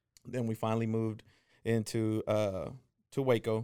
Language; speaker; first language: English; non-native, fluent; Spanish